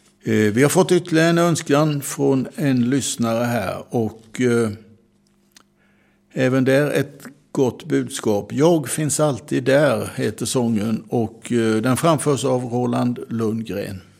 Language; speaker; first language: Swedish; native; Swedish